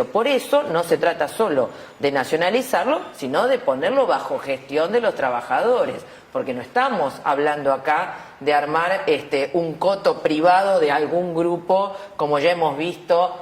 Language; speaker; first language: Spanish; native; Spanish